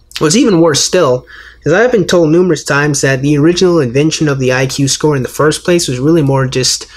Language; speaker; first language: English; native; English